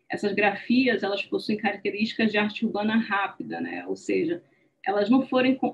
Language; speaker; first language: Portuguese; native; Portuguese